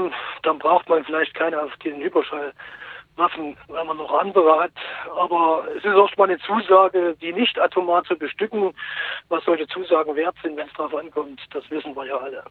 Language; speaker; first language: German; native; German